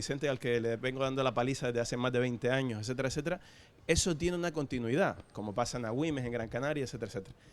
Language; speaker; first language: Spanish; native; Spanish